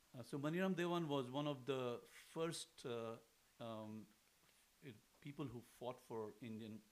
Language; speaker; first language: English; non-native, local second language; Assamese